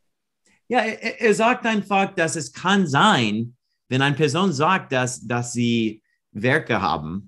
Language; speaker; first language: German; non-native, fluent; English